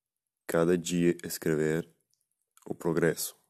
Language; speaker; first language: Portuguese; non-native, learner; Spanish